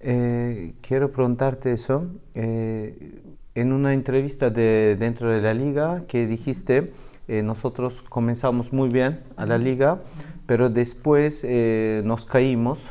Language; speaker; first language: Spanish; non-native, learner; Turkish